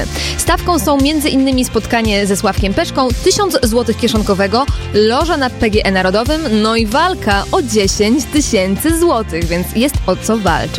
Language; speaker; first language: Polish; native; Polish